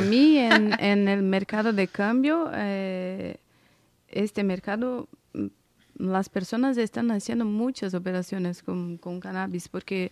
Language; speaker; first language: Spanish; non-native, learner; Portuguese